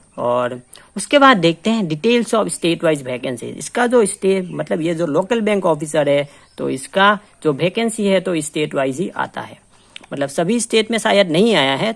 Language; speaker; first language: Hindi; non-native, local second language; Assamese